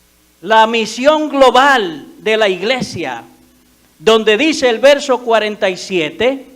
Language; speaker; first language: Spanish; native; Spanish